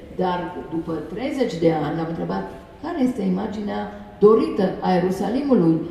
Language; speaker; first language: Romanian; non-native, fluent; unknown